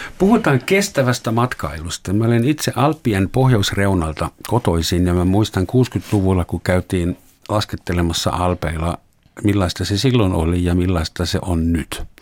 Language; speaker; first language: Finnish; non-native, fluent; German